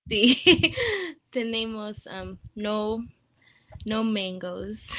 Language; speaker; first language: Spanish; non-native, learner; English